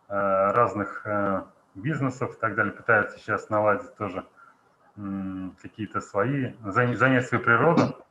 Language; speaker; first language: Russian; native; Russian